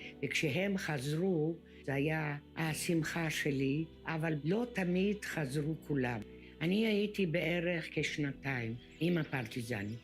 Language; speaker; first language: Hebrew; early bilingual, other home language; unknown